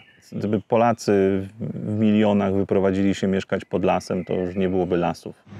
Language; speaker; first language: Polish; native; Polish